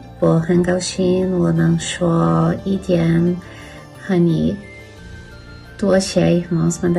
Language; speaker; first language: Chinese; non-native, learner; Portuguese